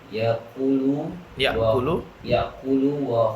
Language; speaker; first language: Arabic; non-native, learner; Indonesian